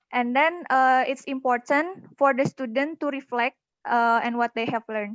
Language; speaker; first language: English; non-native, learner; Indonesian